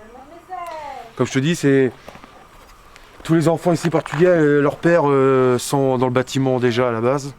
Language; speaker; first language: French; early bilingual, other home language; Portuguese